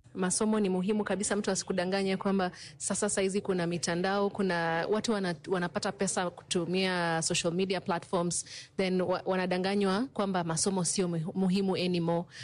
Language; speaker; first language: Swahili; non-native, local second language; Luo (Kenya and Tanzania)